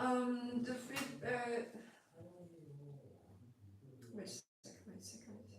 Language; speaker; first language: English; non-native, fluent; Chinese